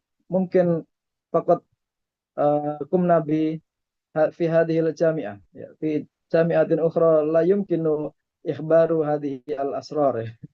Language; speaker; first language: Arabic; non-native, fluent; Indonesian